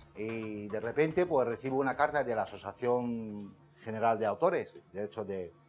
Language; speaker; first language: Spanish; non-native, fluent; Arabic